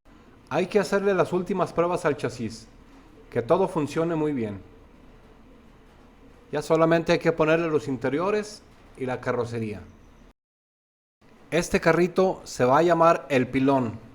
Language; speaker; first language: Spanish; native; Spanish